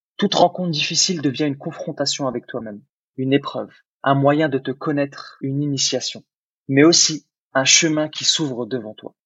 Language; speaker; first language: French; early bilingual, other home language; Arabic